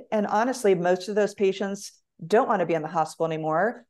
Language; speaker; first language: English; native; English